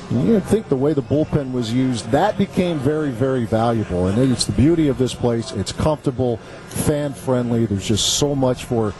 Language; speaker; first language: English; native; English